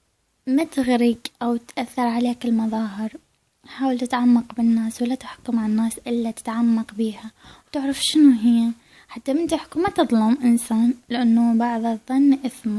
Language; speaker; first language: Arabic; native; Arabic